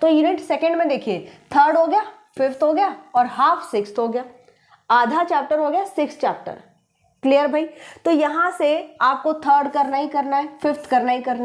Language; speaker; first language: Hindi; native; Hindi